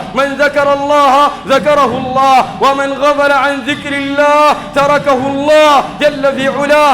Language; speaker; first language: Arabic; native; Arabic